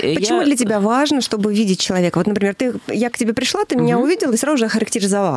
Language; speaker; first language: Russian; native; Russian